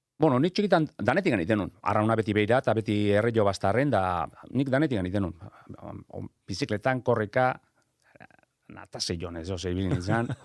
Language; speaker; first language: Basque; native; Basque